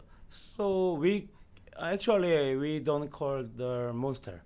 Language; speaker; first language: English; non-native, learner; Korean